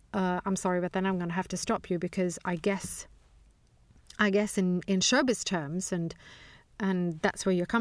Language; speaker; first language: English; non-native, fluent; Swedish